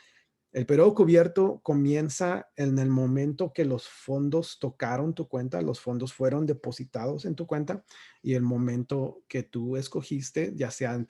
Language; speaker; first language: Spanish; native; Spanish